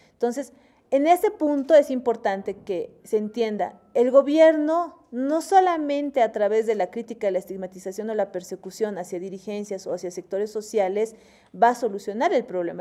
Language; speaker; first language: Spanish; native; Spanish